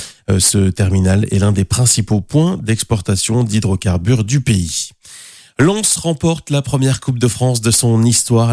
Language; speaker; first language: French; native; French